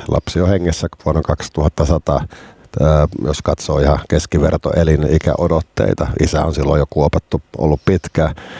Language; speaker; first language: Finnish; native; Finnish